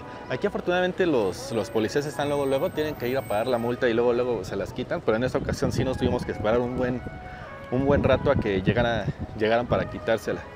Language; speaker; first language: Spanish; native; Spanish